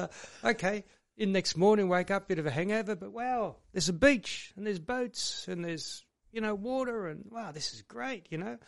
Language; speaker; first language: English; native; English